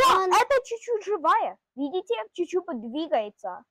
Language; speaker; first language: Russian; early bilingual, heritage; Russian